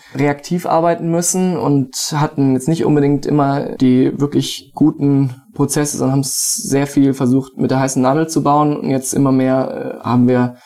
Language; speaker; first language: German; native; German